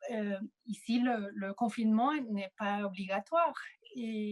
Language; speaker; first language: French; non-native, fluent; Spanish